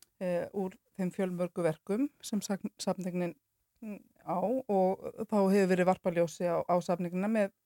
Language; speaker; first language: Icelandic; native; Icelandic